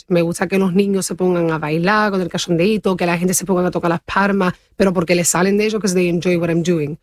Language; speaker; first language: Spanish; early bilingual, heritage; Spanish